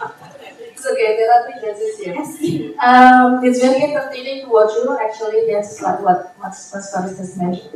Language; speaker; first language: English; non-native, fluent; Indonesian